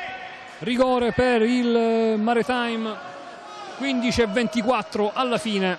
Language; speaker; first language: Italian; native; Italian